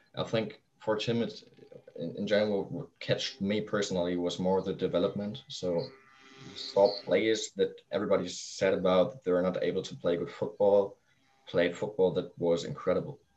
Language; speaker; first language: English; non-native, fluent; German